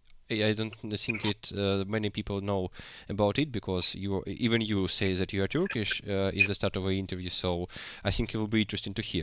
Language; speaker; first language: English; non-native, learner; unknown